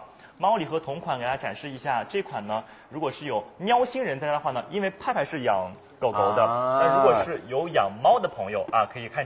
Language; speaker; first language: Chinese; native; Chinese